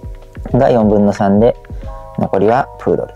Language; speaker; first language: Japanese; native; Japanese